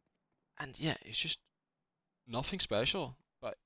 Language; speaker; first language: English; native; English